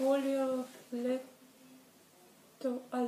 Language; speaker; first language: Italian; non-native, learner; Russian